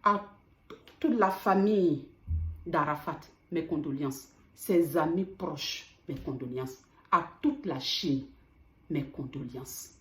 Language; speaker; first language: French; native; French